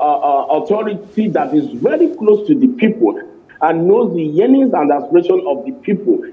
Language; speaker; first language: English; non-native, local second language; Igbo